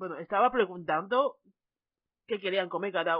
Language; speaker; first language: Spanish; non-native, fluent; Chinese